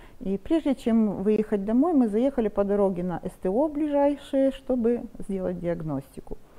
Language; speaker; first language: Russian; non-native, local second language; Romanian